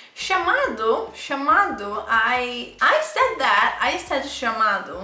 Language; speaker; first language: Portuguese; non-native, learner; Italian